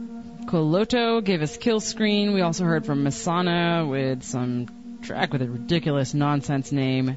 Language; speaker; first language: English; native; English